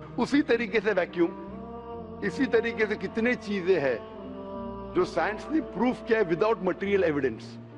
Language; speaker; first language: Hindi; non-native, local second language; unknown